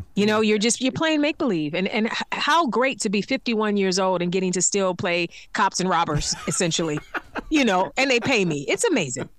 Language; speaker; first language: English; native; English